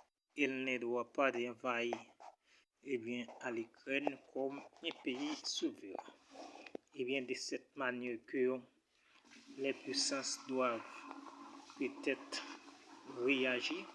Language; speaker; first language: French; non-native, local second language; Haitian Creole